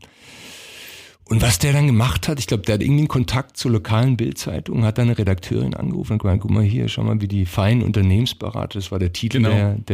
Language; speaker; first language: German; early bilingual, other home language; Croatian